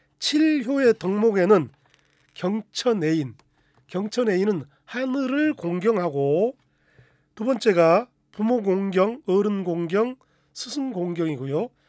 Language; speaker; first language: Korean; native; Korean